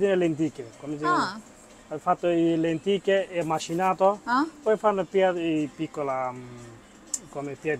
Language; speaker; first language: Italian; non-native, learner; Bangla